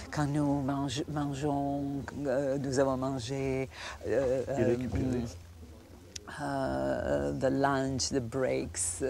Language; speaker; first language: French; non-native, fluent; Croatian